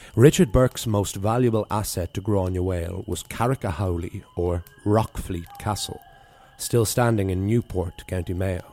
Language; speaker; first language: English; native; English